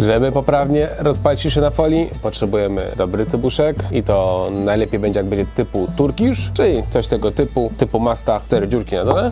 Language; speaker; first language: Polish; native; Polish